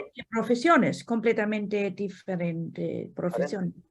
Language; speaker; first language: Spanish; non-native, fluent; German